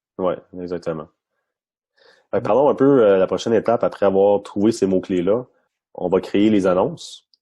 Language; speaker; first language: French; non-native, local second language; English